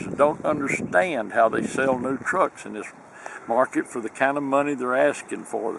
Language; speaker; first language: English; native; English